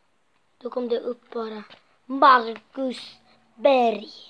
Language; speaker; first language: Swedish; non-native, local second language; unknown